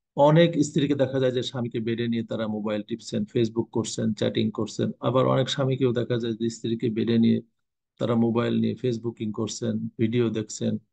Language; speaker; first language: Bangla; native; Bangla